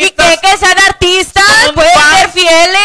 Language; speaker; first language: Spanish; native; Spanish